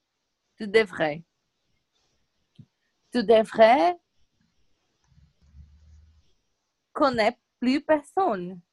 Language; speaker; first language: French; non-native, learner; Portuguese